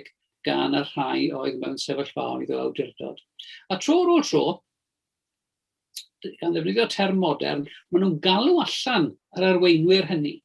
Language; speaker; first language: Welsh; native; Welsh